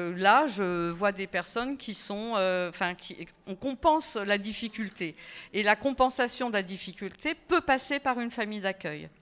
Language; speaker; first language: French; native; French